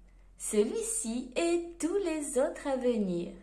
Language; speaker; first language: French; native; French